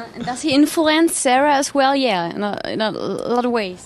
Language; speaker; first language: English; non-native, fluent; German